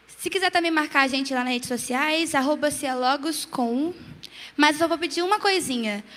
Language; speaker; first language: Portuguese; native; Portuguese